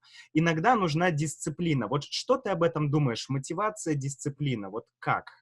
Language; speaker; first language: Russian; native; Russian